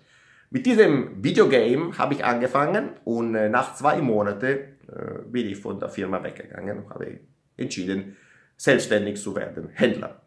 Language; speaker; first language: German; non-native, learner; Italian